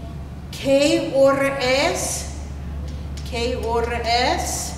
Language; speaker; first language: Spanish; non-native, fluent; English